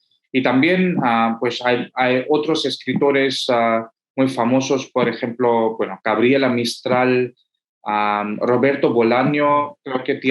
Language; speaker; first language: Spanish; non-native, fluent; Hindi